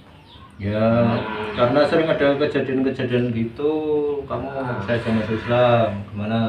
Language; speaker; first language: Indonesian; non-native, local second language; Javanese